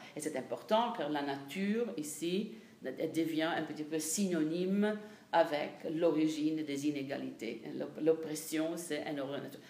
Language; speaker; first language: French; non-native, fluent; Italian